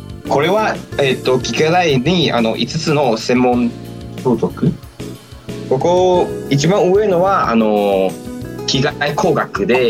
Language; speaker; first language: Japanese; non-native, fluent; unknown